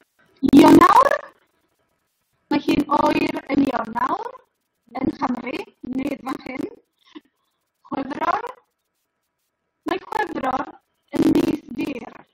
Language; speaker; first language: Welsh; non-native, learner; Spanish